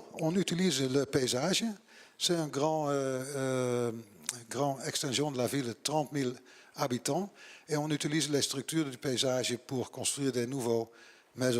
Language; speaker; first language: French; non-native, learner; Dutch